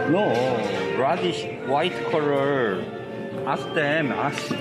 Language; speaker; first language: English; non-native, learner; Korean